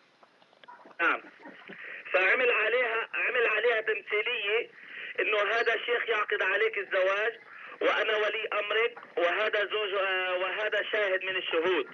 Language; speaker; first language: Arabic; native; Arabic